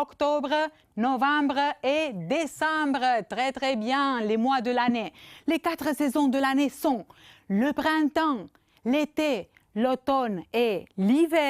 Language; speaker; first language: French; non-native, fluent; Romanian